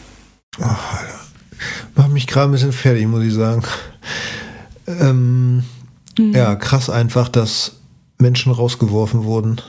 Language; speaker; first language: German; native; German